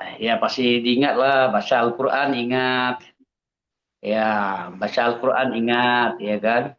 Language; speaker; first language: Indonesian; native; Indonesian